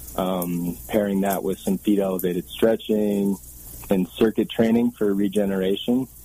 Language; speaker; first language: English; native; English